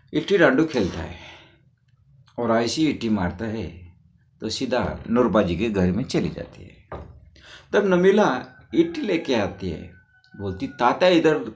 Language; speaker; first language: Hindi; non-native, local second language; Marathi